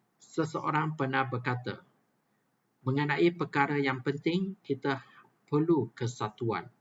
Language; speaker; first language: Malay; non-native, local second language; Chinese